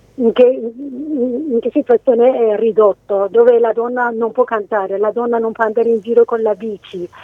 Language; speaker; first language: Italian; non-native, fluent; Persian